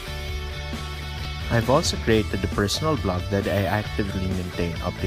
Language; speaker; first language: English; non-native, local second language; Filipino